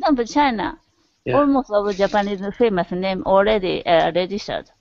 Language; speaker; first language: English; non-native, learner; Japanese